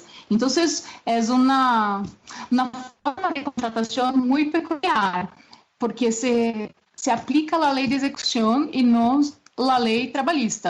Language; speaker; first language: Spanish; non-native, fluent; Portuguese